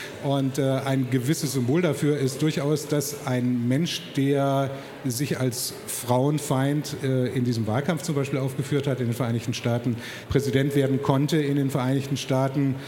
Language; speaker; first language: German; native; German